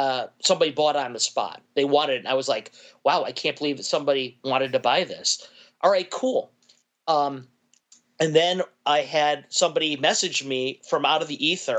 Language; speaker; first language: English; native; English